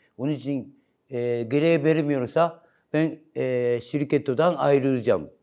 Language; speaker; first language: Turkish; non-native, learner; Japanese